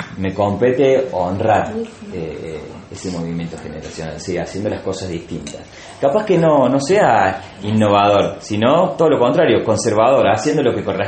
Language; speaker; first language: Spanish; native; Spanish